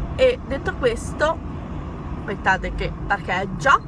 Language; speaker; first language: Italian; native; Italian